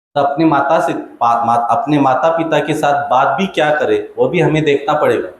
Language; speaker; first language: Hindi; non-native, local second language; Marathi